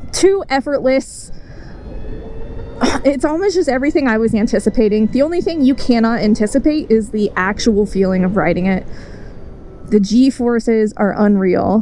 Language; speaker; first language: English; native; English